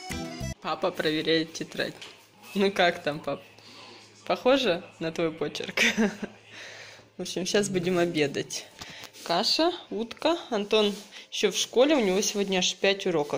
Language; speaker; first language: Russian; native; Russian